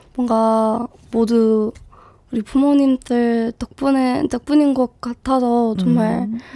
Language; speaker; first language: Korean; non-native, fluent; English